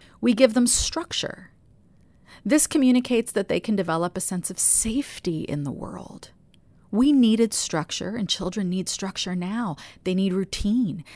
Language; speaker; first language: English; native; English